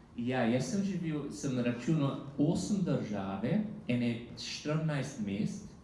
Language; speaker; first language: Slovenian; non-native, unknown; English